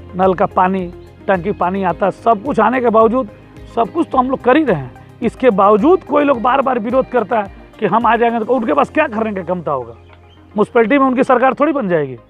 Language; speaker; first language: Hindi; native; Hindi